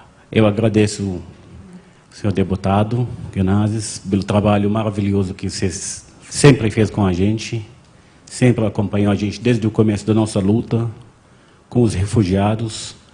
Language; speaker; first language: Portuguese; non-native, fluent; Arabic